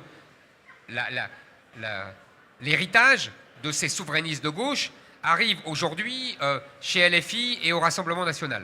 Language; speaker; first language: French; native; French